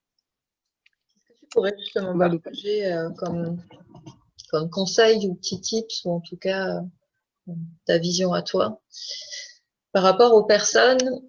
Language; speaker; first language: French; native; French